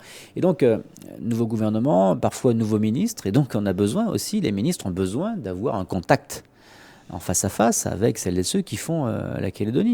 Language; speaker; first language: French; native; French